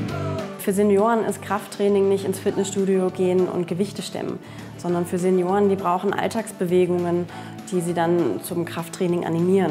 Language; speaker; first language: German; native; German